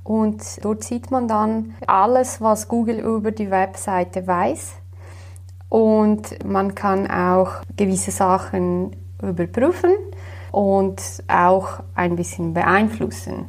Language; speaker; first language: German; non-native, fluent; Slovenian